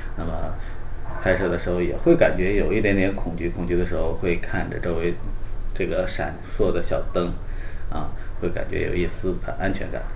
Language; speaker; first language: Chinese; native; Chinese